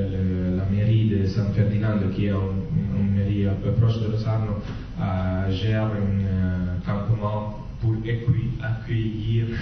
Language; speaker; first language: French; non-native, fluent; Italian